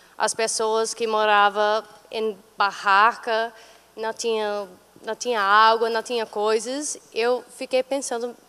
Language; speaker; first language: Portuguese; non-native, fluent; English